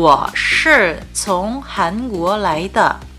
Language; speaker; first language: Chinese; non-native, fluent; Korean